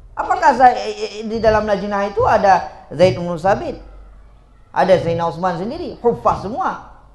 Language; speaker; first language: Malay; native; Malay